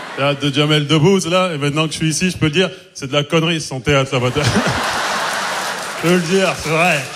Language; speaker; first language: French; early bilingual, other home language; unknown